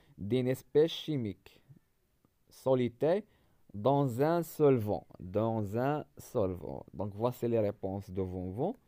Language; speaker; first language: French; non-native, local second language; Arabic